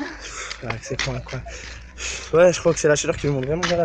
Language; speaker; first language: French; native; French